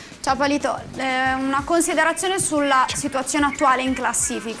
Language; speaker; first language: Italian; native; Italian